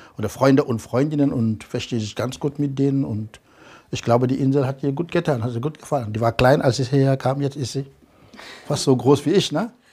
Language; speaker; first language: German; non-native, fluent; Wolof